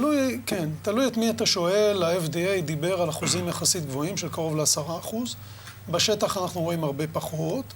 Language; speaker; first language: Hebrew; native; Hebrew